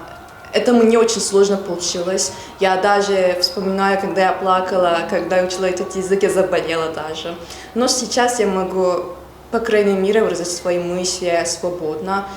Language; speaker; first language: Russian; non-native, fluent; Turkish